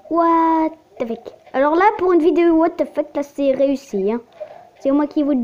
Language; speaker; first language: French; native; French